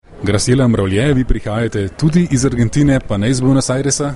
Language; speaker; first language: Slovenian; native; Slovenian